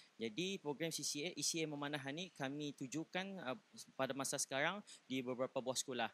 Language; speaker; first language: Malay; native; Malay